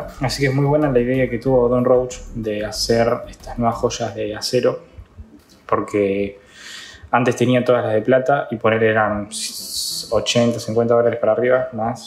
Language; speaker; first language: Spanish; native; Spanish